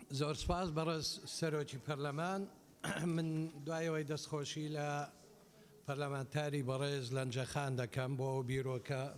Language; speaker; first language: Central Kurdish; non-native, local second language; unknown